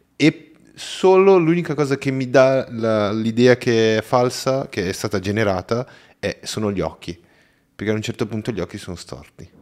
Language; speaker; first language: Italian; native; Italian